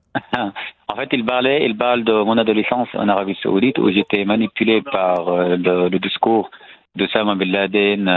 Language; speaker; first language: French; non-native, fluent; Arabic